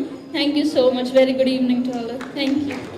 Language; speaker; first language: Telugu; non-native, learner; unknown